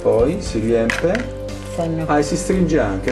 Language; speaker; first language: Italian; native; Italian